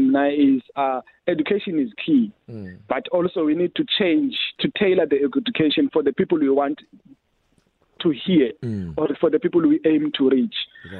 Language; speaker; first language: English; non-native, local second language; Xhosa